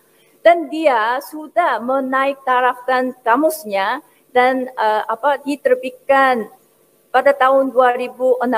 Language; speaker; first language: Indonesian; non-native, fluent; Korean